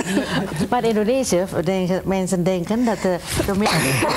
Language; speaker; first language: Dutch; non-native, learner; Indonesian